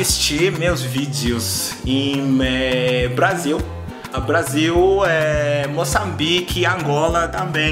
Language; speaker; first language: Portuguese; non-native, learner; English